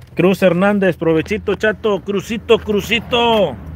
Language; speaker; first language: Spanish; native; Spanish